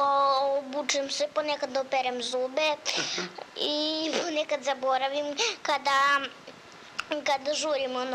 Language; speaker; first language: Serbian; native; Serbian